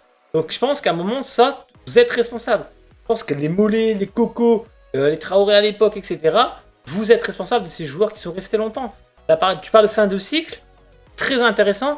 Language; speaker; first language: French; native; French